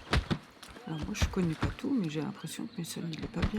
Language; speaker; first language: French; native; French